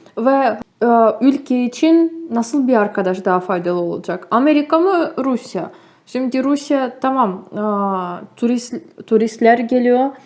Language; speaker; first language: Turkish; non-native, fluent; Russian